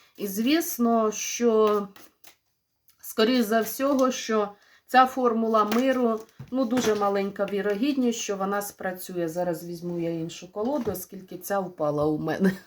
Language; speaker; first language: Ukrainian; non-native, local second language; Russian